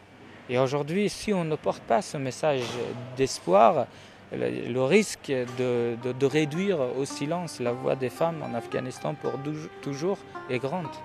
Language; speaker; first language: French; non-native, fluent; Persian